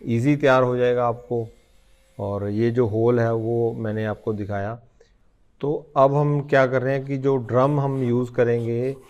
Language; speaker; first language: Hindi; non-native, local second language; Punjabi